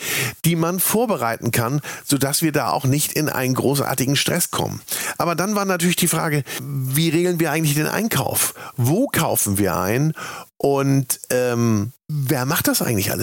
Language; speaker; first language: German; native; German